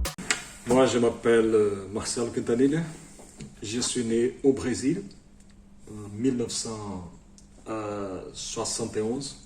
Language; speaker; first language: French; non-native, fluent; Portuguese